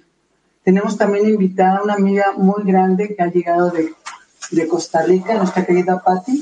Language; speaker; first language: Spanish; native; Spanish